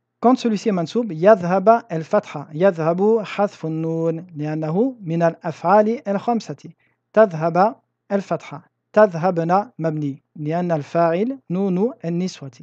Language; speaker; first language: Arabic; non-native, fluent; French